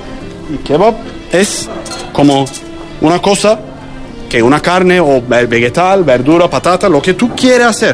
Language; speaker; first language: Spanish; non-native, learner; Turkish